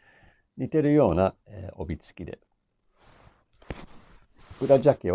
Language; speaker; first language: Japanese; non-native, fluent; English